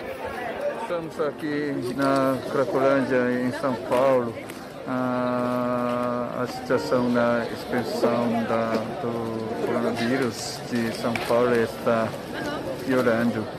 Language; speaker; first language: Portuguese; non-native, learner; Korean